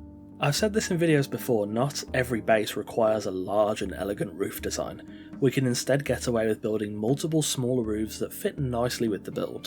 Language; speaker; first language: English; native; English